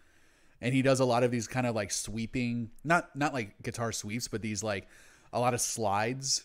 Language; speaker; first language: English; native; English